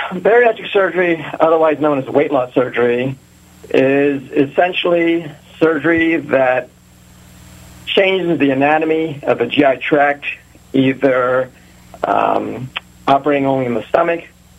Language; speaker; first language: English; native; English